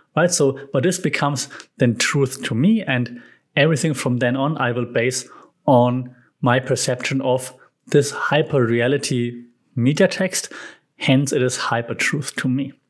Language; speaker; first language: English; non-native, fluent; German